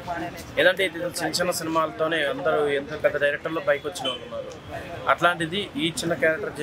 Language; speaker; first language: Telugu; native; Telugu